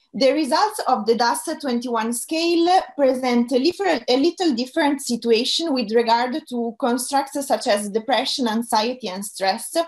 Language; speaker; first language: English; non-native, fluent; Italian